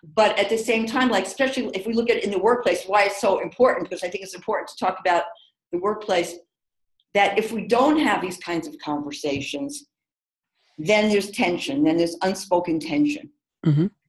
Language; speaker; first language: English; native; English